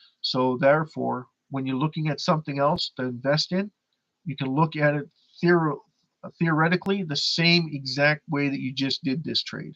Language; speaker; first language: English; native; English